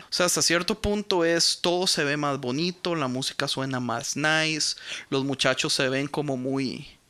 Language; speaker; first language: Spanish; native; Spanish